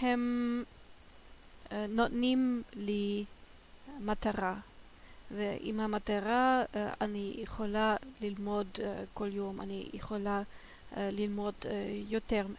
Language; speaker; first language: Hebrew; non-native, learner; German